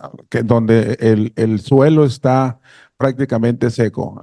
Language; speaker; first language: Spanish; native; Spanish